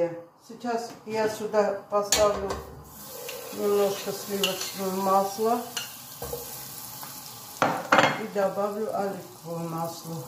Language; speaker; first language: Russian; non-native, fluent; Armenian